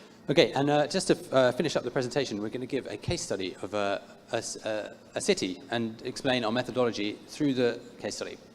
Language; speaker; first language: English; native; English